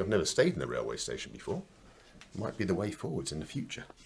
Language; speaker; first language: English; native; English